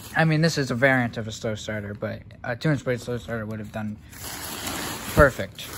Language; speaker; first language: English; native; English